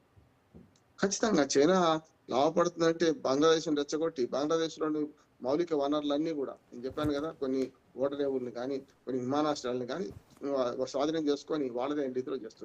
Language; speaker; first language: Telugu; native; Telugu